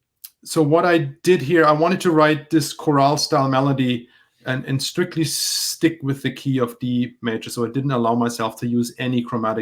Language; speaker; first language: English; non-native, fluent; German